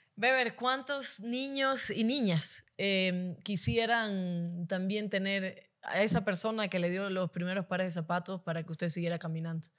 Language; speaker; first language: Spanish; native; Spanish